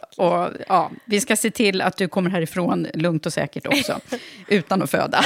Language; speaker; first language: Swedish; native; Swedish